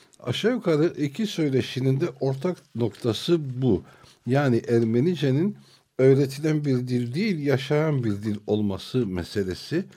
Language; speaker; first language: Turkish; non-native, local second language; Armenian